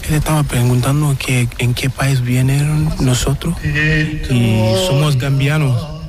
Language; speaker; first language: Spanish; non-native, learner; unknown